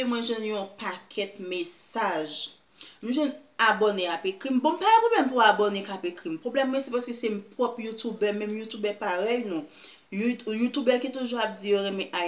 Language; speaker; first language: French; non-native, local second language; Haitian Creole